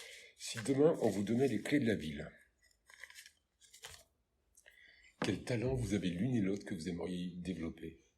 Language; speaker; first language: French; native; French